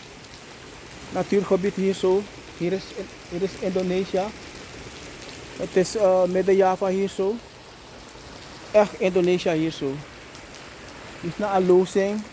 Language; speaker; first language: Dutch; non-native, local second language; Sranan Tongo